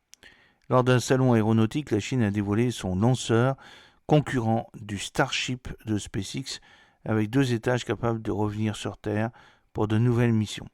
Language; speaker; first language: French; native; French